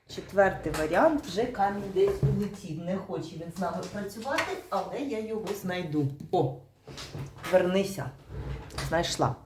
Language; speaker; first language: Ukrainian; non-native, local second language; Russian